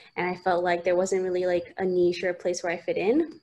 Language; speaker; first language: English; native; English